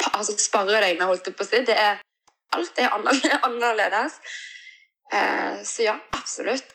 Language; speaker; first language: Norwegian; early bilingual, other home language; Portuguese